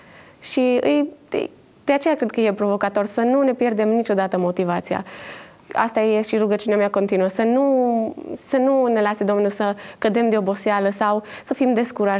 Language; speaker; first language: Romanian; native; Romanian